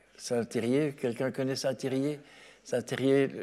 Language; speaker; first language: French; native; French